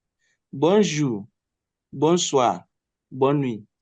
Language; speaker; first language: French; non-native, learner; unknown